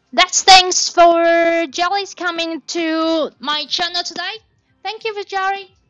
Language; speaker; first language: English; non-native, learner; Chinese